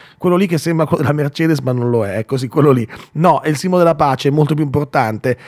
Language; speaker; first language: Italian; native; Italian